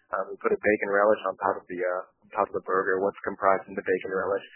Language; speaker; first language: English; early bilingual, other home language; Japanese